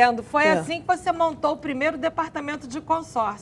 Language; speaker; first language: Portuguese; native; Portuguese